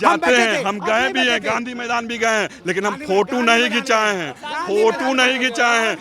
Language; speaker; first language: Hindi; non-native, local second language; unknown